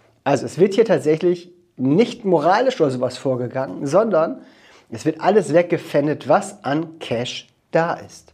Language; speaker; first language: German; native; German